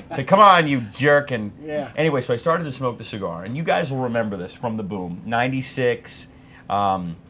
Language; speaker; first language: English; native; English